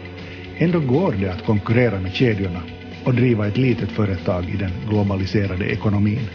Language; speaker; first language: Swedish; native; Swedish